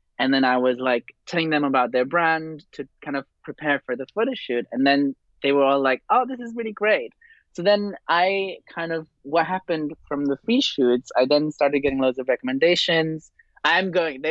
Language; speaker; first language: English; non-native, fluent; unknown